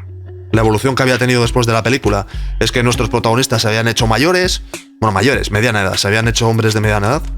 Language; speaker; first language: Spanish; native; Spanish